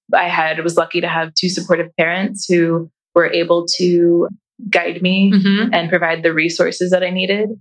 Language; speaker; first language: English; native; English